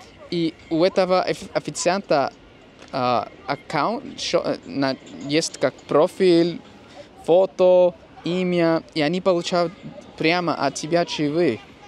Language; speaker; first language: Russian; non-native, fluent; English